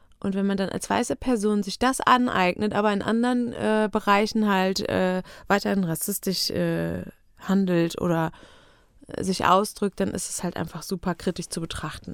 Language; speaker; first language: German; native; German